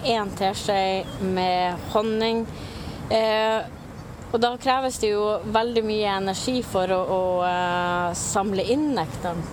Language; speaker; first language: Norwegian; native; Norwegian